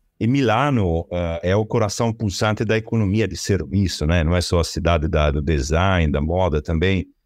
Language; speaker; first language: Portuguese; non-native, fluent; Italian